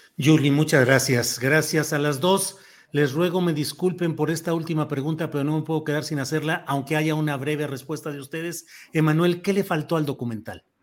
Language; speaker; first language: Spanish; native; Spanish